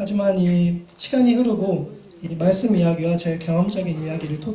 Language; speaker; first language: Korean; native; Korean